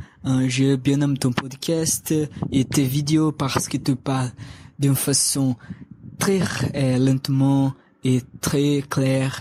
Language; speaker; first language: French; non-native, learner; Portuguese